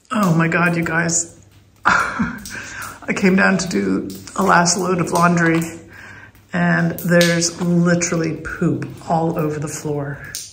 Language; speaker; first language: English; native; English